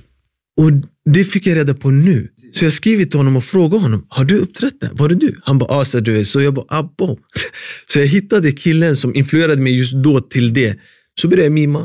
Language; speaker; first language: Swedish; early bilingual, other home language; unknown